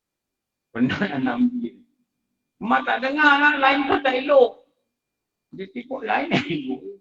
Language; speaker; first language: Malay; native; Malay